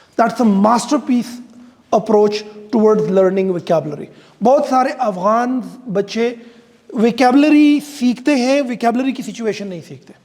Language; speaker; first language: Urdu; non-native, local second language; Pashto